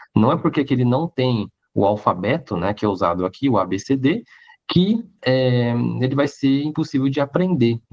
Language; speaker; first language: Portuguese; early bilingual, other home language; Hakka Chinese